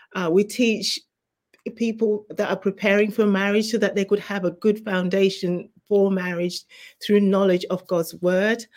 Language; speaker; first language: English; native; English